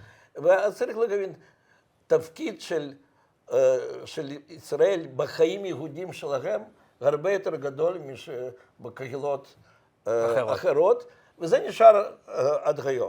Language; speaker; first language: Hebrew; non-native, fluent; Russian